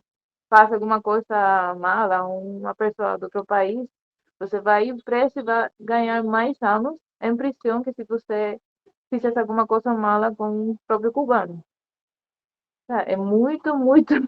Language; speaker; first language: Portuguese; non-native, learner; Spanish